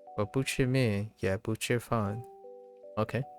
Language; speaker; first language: Chinese; non-native, learner; English